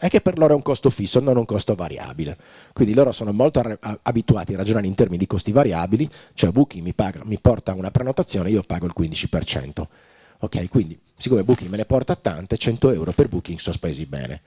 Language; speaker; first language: Italian; native; Italian